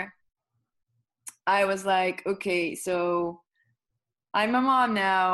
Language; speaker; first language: English; non-native, fluent; Dutch